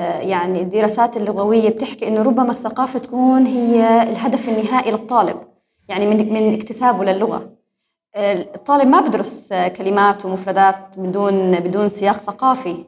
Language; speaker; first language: Arabic; non-native, fluent; Hungarian